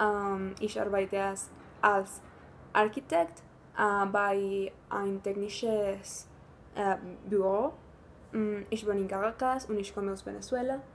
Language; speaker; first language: German; non-native, learner; Spanish